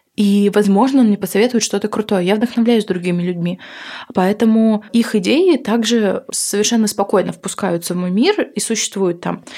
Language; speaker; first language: Russian; native; Russian